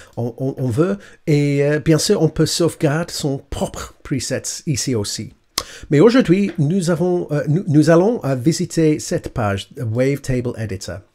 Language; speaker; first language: French; non-native, learner; English